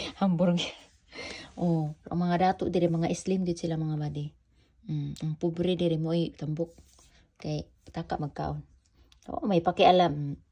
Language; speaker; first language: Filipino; non-native, local second language; Cebuano